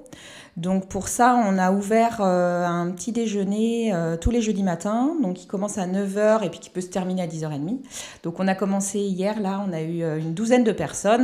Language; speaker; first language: French; native; French